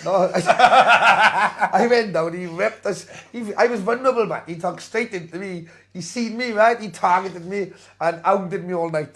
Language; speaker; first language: English; native; English